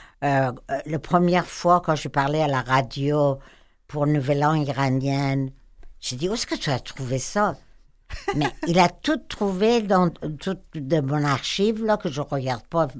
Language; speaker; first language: French; non-native, fluent; Persian